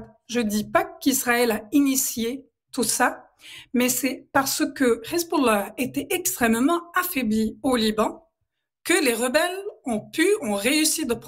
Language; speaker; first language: French; non-native, local second language; Arabic